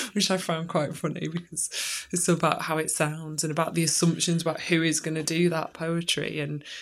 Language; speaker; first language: English; native; English